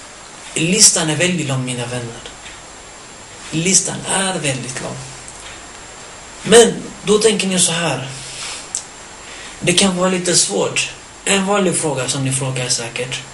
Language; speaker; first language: Swedish; early bilingual, other home language; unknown